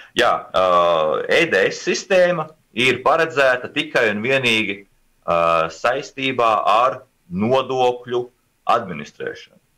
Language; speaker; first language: Latvian; native; Latvian